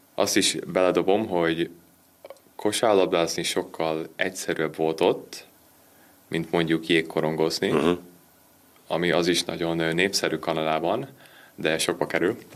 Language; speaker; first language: Hungarian; early bilingual, heritage; Hungarian